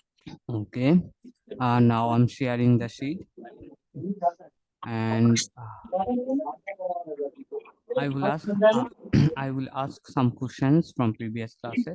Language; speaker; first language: English; non-native, fluent; Bangla